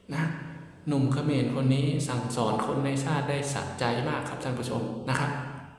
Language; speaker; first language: Thai; native; Thai